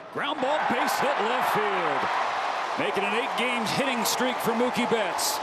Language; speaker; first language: English; native; English